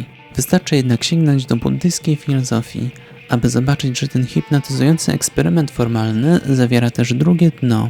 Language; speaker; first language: Polish; native; Polish